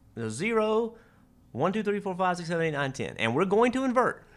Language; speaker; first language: English; native; English